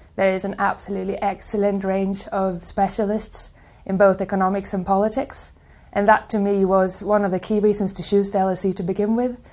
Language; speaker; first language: English; non-native, fluent; Swedish